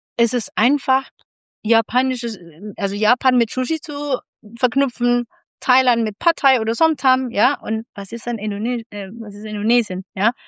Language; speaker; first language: German; non-native, fluent; Indonesian